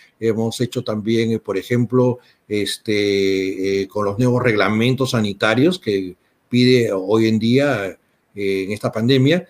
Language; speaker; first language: Spanish; native; Spanish